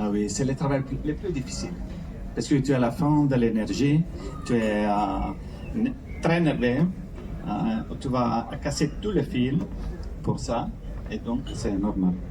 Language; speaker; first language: French; non-native, fluent; Italian